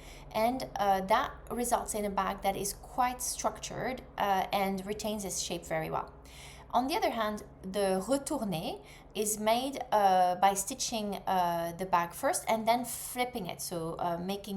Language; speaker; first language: English; non-native, fluent; French